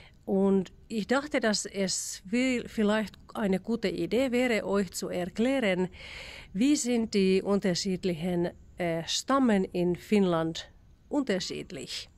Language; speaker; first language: German; non-native, learner; Finnish